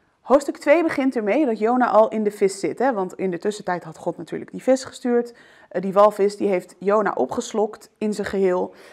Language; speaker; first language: Dutch; early bilingual, other home language; Arabic